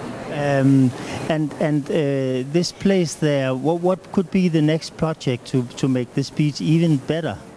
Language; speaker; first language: English; non-native, fluent; Danish